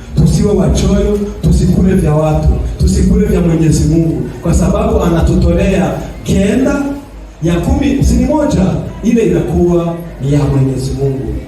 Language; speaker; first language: Swahili; non-native, local second language; Kinyarwanda